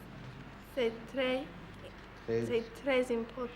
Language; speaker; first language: French; non-native, learner; English